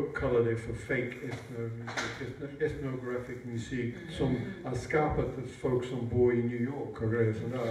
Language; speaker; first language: Swedish; non-native, fluent; English